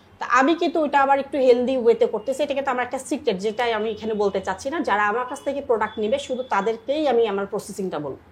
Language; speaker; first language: Bangla; native; Bangla